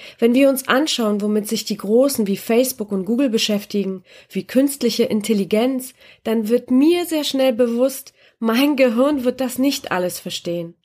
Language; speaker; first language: German; early bilingual, other home language; Polish